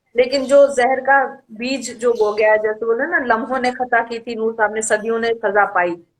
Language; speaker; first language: Hindi; native; Hindi